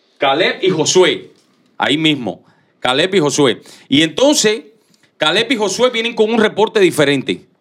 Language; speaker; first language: Spanish; native; Spanish